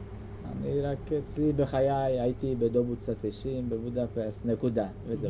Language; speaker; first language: Hebrew; non-native, fluent; Hungarian